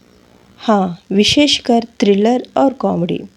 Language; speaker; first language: Hindi; non-native, local second language; Telugu